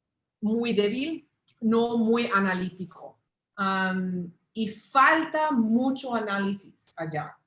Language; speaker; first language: Spanish; early bilingual, heritage; English